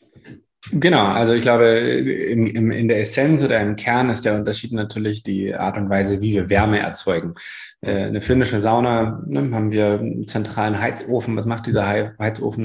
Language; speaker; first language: German; native; German